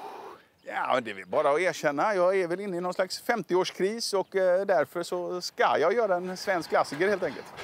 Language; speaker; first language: Swedish; native; Swedish